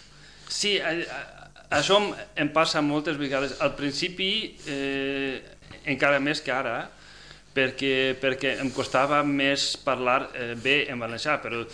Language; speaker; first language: Catalan; non-native, fluent; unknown